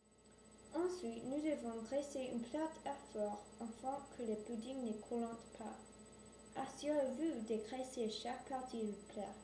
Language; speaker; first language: French; non-native, learner; English